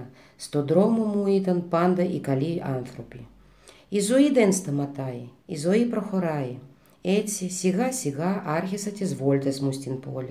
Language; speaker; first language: Greek; non-native, fluent; Russian